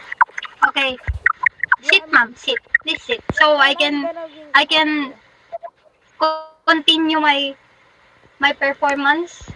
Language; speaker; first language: English; non-native, local second language; Filipino